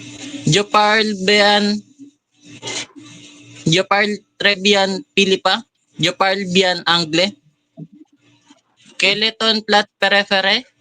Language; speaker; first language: French; non-native, learner; Filipino